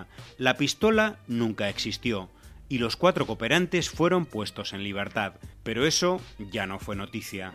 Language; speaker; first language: Spanish; native; Spanish